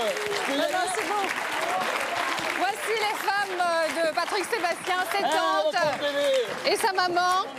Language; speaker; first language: French; native; French